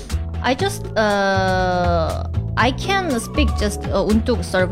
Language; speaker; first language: English; non-native, learner; Korean